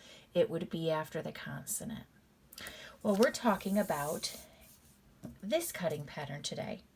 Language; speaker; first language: English; native; English